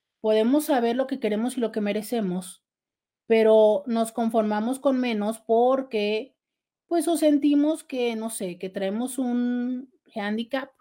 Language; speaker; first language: Spanish; native; Spanish